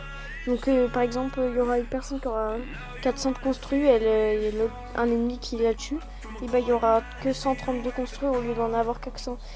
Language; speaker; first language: French; native; French